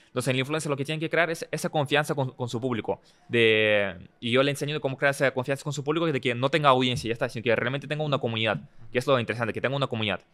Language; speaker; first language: Spanish; early bilingual, other home language; Russian